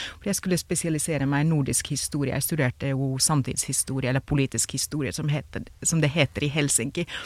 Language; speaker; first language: Norwegian; non-native, fluent; Finnish